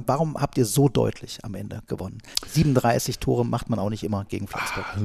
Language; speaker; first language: German; native; German